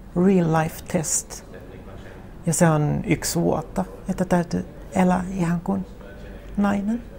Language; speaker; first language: Finnish; non-native, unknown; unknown